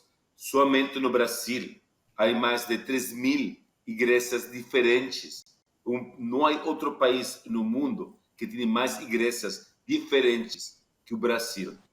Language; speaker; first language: Portuguese; non-native, fluent; Spanish